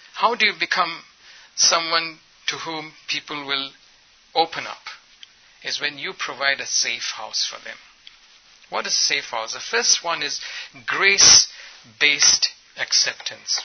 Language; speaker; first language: English; early bilingual, other home language; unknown